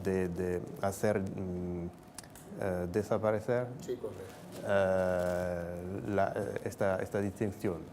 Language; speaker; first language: Spanish; non-native, fluent; French